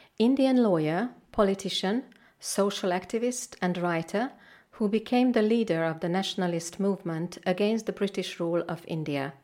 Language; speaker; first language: English; non-native, fluent; Hungarian